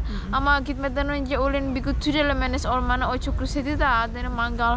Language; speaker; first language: Turkish; non-native, learner; Indonesian